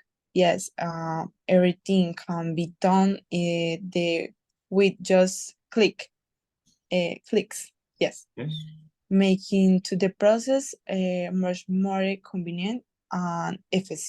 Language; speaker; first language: English; non-native, learner; Spanish